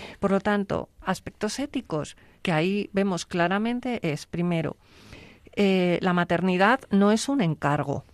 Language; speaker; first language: Spanish; native; Spanish